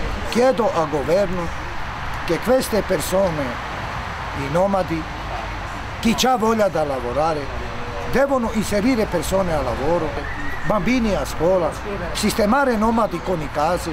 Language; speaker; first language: Italian; non-native, learner; Romany